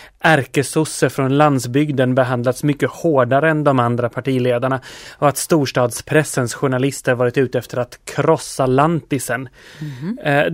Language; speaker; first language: Swedish; native; Swedish